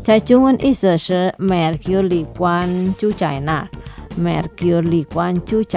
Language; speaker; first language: Chinese; non-native, fluent; Indonesian